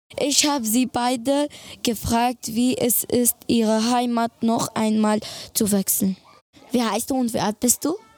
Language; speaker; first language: German; native; German